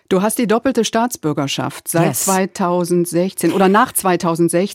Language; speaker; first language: German; native; German